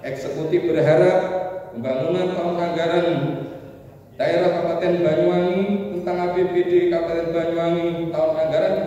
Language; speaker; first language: Indonesian; native; Indonesian